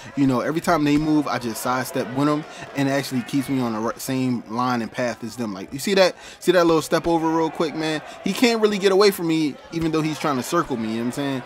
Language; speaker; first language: English; native; English